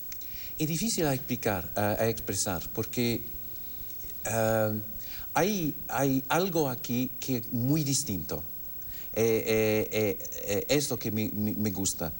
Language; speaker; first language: Spanish; non-native, fluent; English